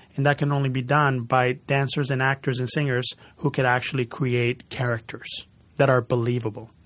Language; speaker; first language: English; early bilingual, other home language; Spanish